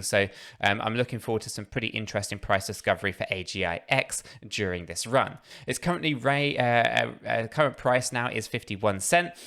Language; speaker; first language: English; native; English